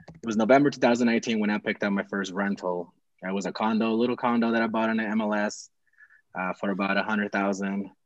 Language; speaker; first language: English; early bilingual, other home language; Spanish